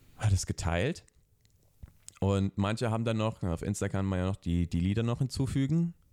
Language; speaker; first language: German; early bilingual, other home language; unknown